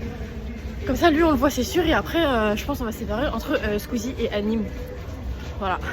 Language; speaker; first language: French; native; French